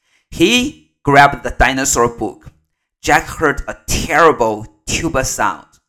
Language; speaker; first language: English; non-native, fluent; Chinese